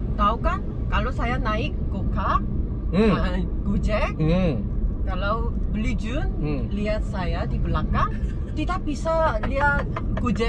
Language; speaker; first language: Indonesian; non-native, learner; Korean